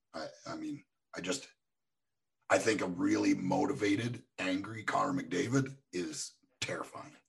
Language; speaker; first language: English; native; English